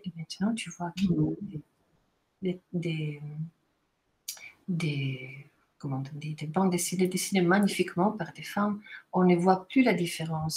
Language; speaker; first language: French; non-native, fluent; Italian